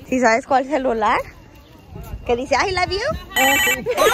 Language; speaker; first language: Spanish; early bilingual, heritage; Spanish